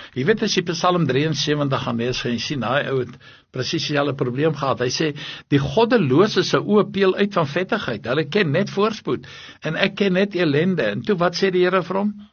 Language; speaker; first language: Afrikaans; native; Afrikaans